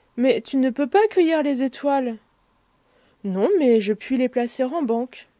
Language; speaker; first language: French; native; French